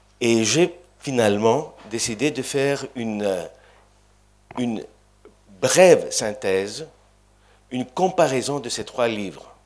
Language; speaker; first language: French; non-native, fluent; Greek